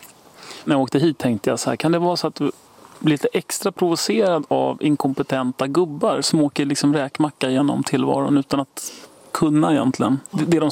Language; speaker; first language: Swedish; native; Swedish